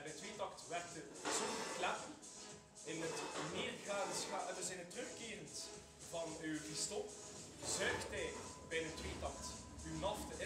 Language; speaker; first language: Dutch; native; Dutch